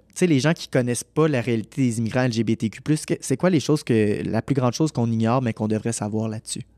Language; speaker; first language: French; native; French